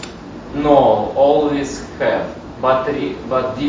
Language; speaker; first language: English; non-native, learner; Russian